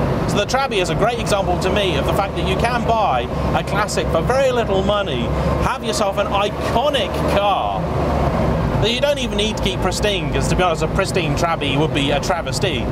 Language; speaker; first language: English; native; English